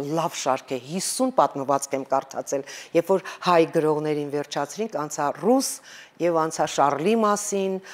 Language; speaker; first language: Armenian; native; Armenian